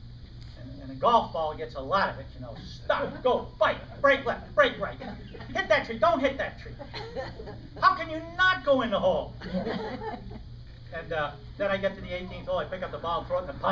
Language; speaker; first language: English; native; English